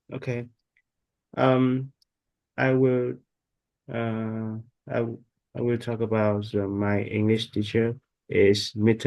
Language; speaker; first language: English; non-native, learner; Vietnamese